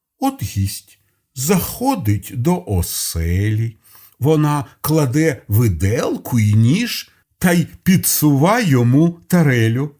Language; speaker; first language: Ukrainian; non-native, local second language; Russian